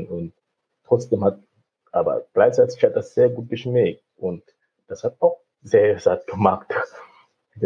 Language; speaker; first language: German; non-native, fluent; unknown